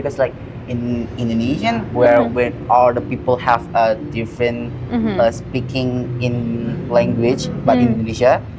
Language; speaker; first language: English; non-native, learner; Indonesian